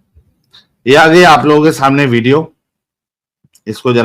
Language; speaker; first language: Hindi; native; Hindi